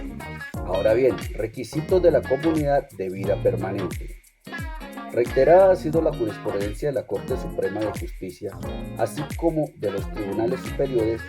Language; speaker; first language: Spanish; native; Spanish